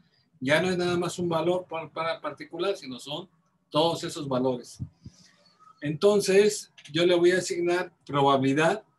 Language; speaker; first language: Spanish; native; Spanish